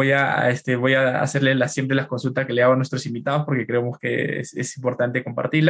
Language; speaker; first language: Spanish; native; Spanish